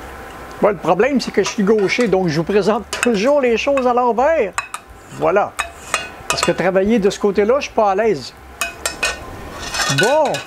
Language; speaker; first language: French; native; French